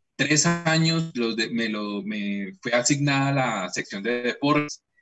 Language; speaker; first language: Spanish; native; Spanish